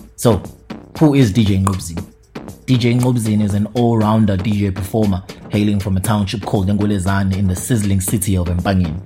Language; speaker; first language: English; non-native, local second language; Zulu